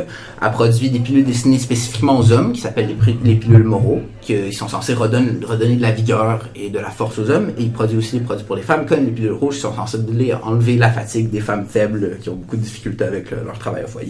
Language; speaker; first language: French; native; French